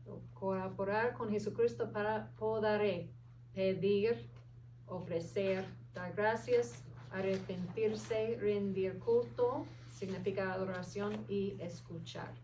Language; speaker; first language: Spanish; non-native, fluent; English